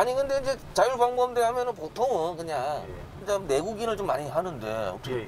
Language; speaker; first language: Korean; native; Korean